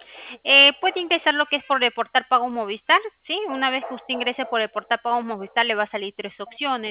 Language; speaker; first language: Spanish; native; Spanish